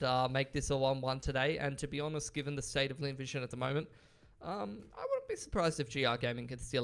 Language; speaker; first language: English; native; English